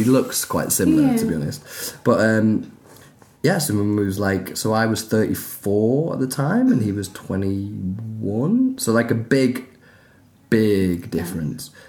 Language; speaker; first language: English; native; English